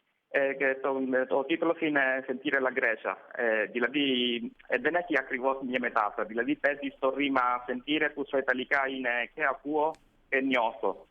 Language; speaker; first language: Greek; non-native, fluent; Italian